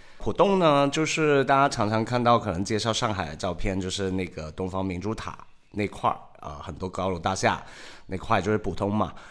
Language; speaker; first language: Chinese; non-native, local second language; Cantonese